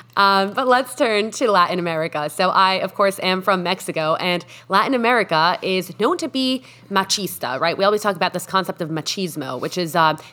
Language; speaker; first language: English; non-native, fluent; Spanish